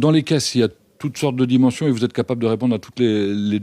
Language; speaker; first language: French; native; French